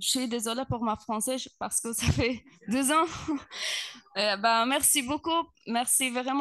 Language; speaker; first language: French; non-native, learner; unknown